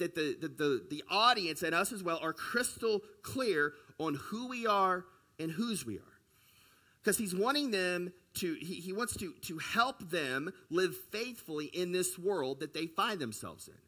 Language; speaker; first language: English; native; English